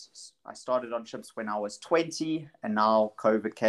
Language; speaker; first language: English; native; English